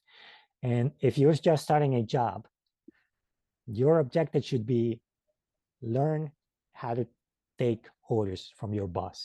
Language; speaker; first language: English; non-native, fluent; Spanish